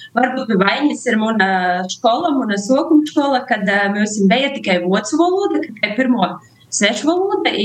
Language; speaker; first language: Latvian; native; Latvian